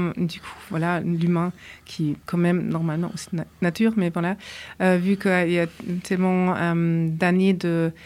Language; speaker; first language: French; non-native, fluent; German